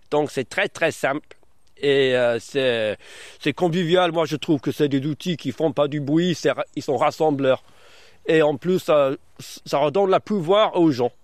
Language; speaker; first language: French; early bilingual, other home language; English